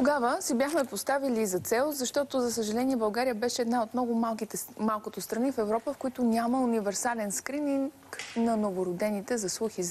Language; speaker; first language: Bulgarian; native; Bulgarian